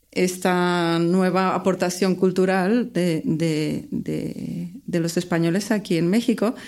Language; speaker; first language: Spanish; native; Spanish